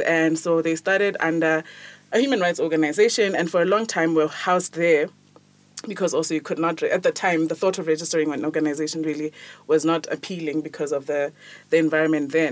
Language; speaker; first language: English; non-native, local second language; Tswana